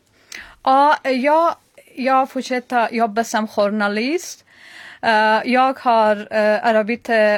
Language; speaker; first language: Swedish; non-native, learner; Persian